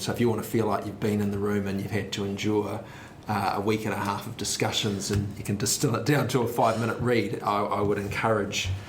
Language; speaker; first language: English; native; English